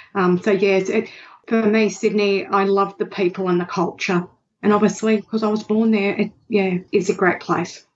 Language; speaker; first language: English; native; English